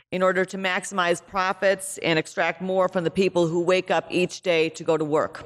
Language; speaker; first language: English; native; English